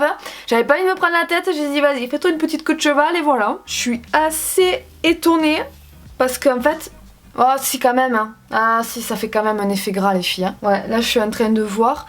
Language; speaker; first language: French; native; French